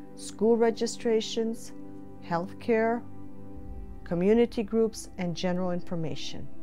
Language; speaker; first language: English; early bilingual, other home language; Ukrainian